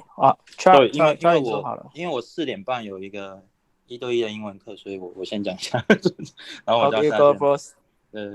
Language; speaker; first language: Chinese; native; Chinese